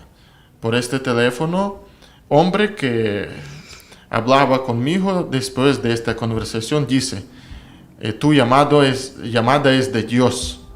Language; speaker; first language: Spanish; non-native, learner; Russian